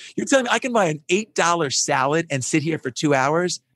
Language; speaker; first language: English; native; English